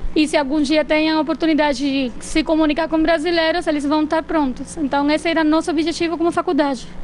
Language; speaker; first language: Portuguese; non-native, fluent; Spanish